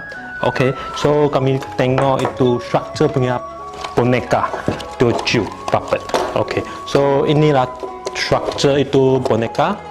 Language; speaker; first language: Indonesian; non-native, local second language; Chinese